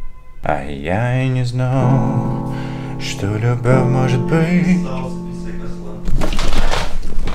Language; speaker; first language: Russian; non-native, learner; Czech